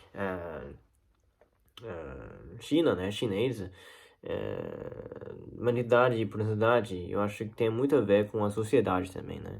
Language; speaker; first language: Portuguese; non-native, learner; Chinese